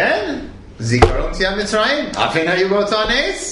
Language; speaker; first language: Hebrew; non-native, fluent; English